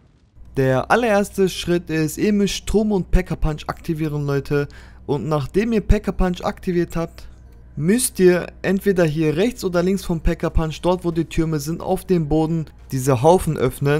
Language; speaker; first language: German; native; German